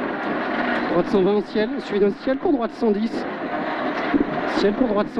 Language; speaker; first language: French; native; French